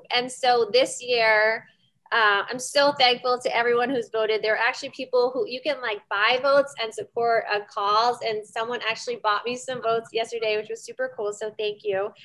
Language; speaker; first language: English; native; English